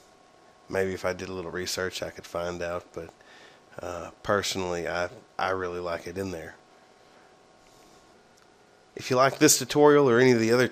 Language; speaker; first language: English; native; English